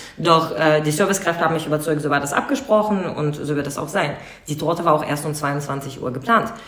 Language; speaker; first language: German; non-native, fluent; Russian